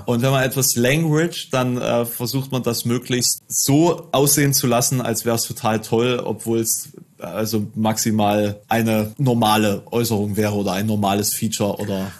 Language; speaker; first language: German; native; German